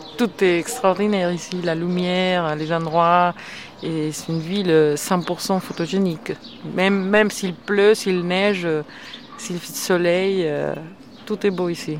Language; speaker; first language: French; non-native, fluent; Spanish